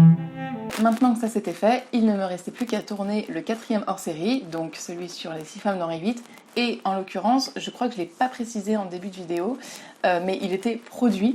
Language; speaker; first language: French; native; French